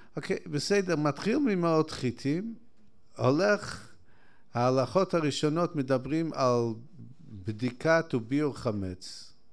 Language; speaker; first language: Hebrew; non-native, fluent; Yiddish